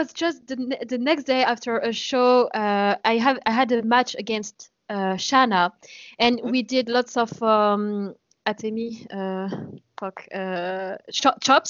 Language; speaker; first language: English; non-native, fluent; French